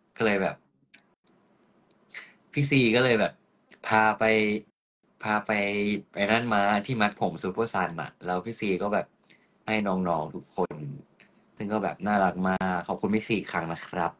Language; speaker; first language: Thai; native; Thai